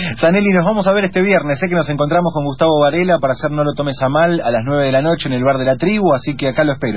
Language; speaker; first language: Spanish; native; Spanish